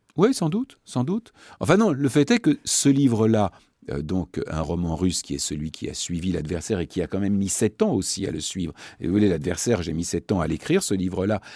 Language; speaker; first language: French; native; French